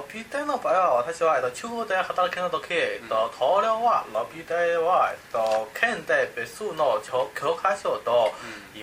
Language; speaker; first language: Japanese; non-native, learner; Chinese